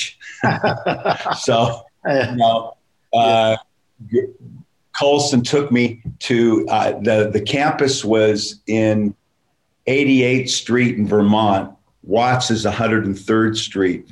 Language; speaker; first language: English; native; English